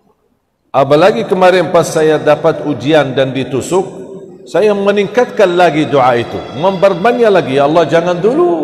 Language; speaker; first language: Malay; non-native, fluent; Arabic